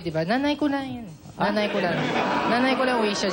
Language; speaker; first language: Filipino; non-native, learner; Japanese